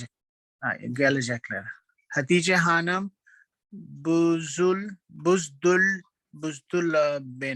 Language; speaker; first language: Turkish; non-native, learner; Urdu